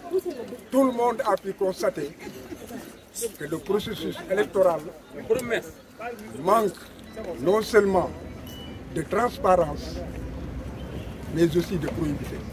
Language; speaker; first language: French; non-native, local second language; Wolof